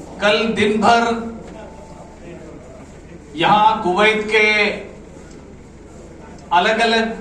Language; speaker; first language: Hindi; non-native, local second language; Malayalam